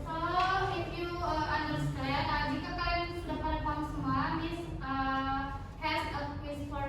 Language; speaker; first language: English; non-native, learner; Indonesian